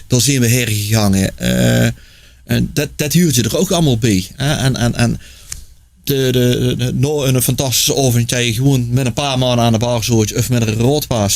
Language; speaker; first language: Dutch; native; Dutch